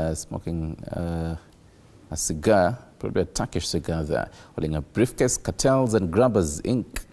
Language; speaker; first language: English; non-native, local second language; Swahili